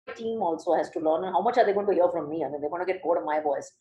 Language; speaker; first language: English; early bilingual, other home language; Hindi